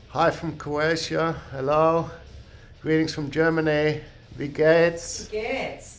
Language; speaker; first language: English; non-native, fluent; Dutch